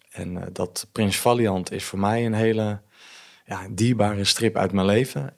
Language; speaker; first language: Dutch; native; Dutch